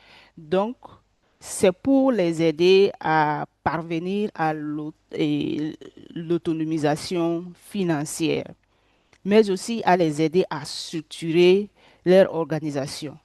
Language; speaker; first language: French; non-native, local second language; Susu